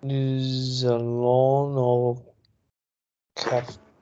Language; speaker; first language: French; non-native, learner; English